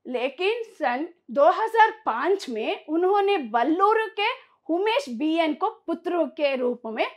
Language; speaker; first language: Hindi; non-native, local second language; Kannada